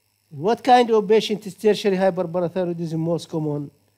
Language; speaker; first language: English; non-native, fluent; Arabic